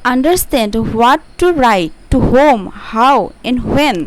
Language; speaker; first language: English; non-native, local second language; Assamese